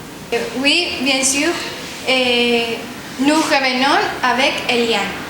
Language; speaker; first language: French; non-native, learner; Spanish